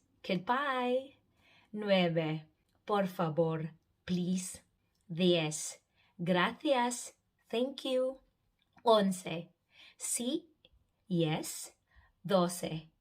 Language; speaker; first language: Spanish; non-native, learner; Filipino